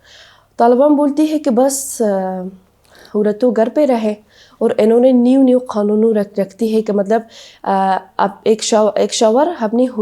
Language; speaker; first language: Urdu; non-native, learner; Persian